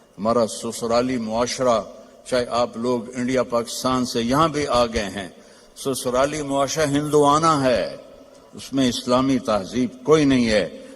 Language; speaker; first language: Urdu; non-native, local second language; Punjabi